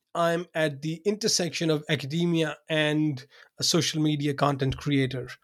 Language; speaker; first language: English; non-native, local second language; Urdu